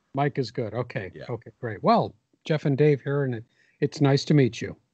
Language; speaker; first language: English; native; English